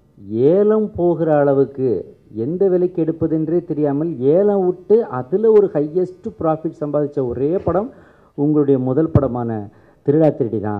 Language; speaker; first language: Tamil; native; Tamil